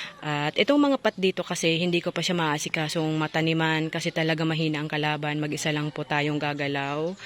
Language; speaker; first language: Filipino; non-native, local second language; Bikol